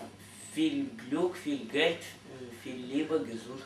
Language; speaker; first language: German; non-native, learner; Russian